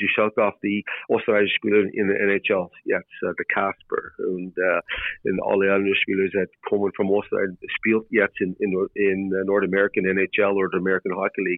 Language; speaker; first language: German; non-native, learner; English